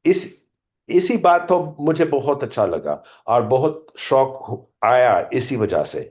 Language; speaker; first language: Hindi; non-native, learner; English